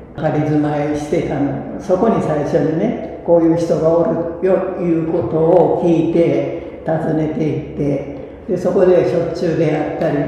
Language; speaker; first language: Japanese; early bilingual, other home language; Korean